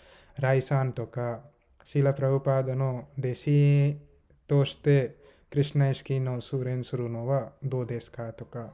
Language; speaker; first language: Japanese; non-native, fluent; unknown